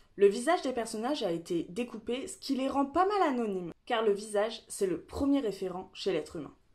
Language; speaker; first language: French; native; French